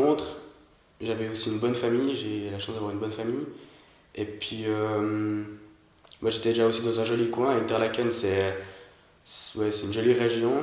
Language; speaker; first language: French; native; French